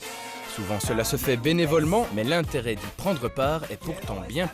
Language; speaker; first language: French; native; French